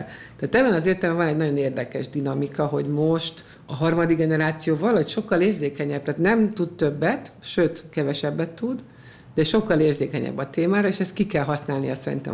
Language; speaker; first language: Hungarian; native; Hungarian